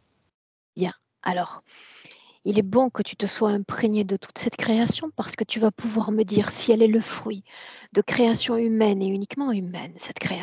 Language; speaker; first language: French; native; French